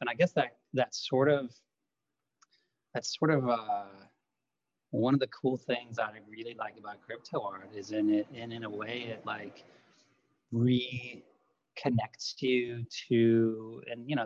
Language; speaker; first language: English; non-native, fluent; Lithuanian